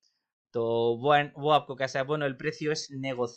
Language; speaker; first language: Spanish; non-native, fluent; Urdu